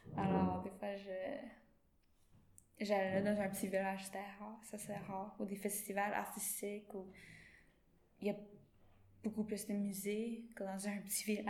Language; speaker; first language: French; non-native, local second language; English